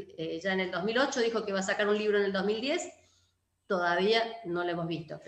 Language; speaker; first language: Spanish; native; Spanish